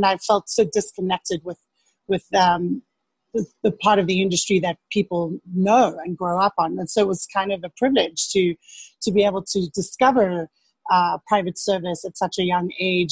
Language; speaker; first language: English; native; English